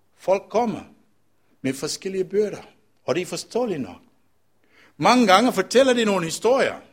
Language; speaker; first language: Danish; non-native, fluent; Sinhala